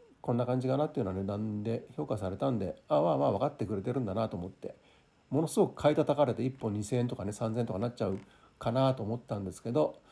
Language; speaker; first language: Japanese; native; Japanese